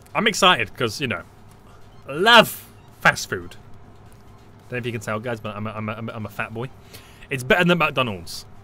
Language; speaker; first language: English; native; English